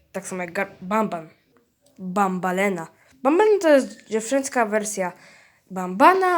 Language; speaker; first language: Polish; early bilingual, heritage; Polish